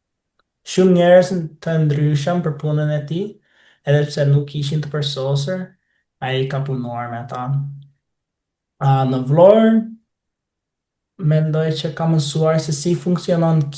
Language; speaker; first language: Albanian; non-native, fluent; English